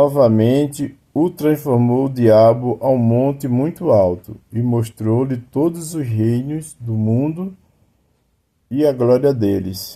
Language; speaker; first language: Portuguese; native; Portuguese